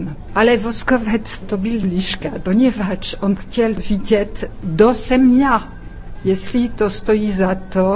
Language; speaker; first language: Czech; non-native, fluent; French